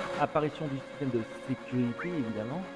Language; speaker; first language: French; native; French